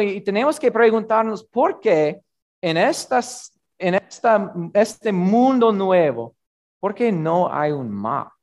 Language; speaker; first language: Spanish; non-native, learner; English